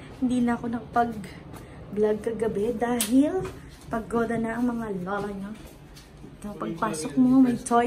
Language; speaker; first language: Filipino; native; Filipino